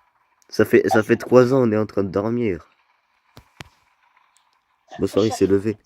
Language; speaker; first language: French; native; French